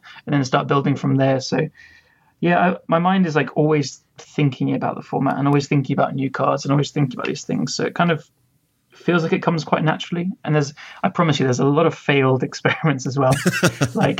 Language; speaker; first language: English; native; English